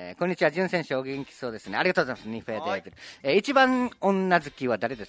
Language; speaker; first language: Japanese; native; Japanese